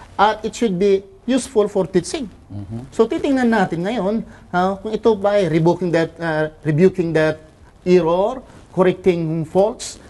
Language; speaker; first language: Filipino; non-native, local second language; Cebuano